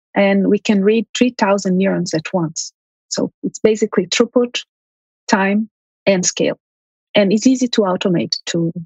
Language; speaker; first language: English; early bilingual, heritage; Armenian